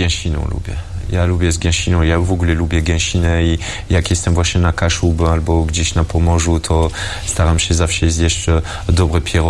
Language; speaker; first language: Polish; early bilingual, heritage; French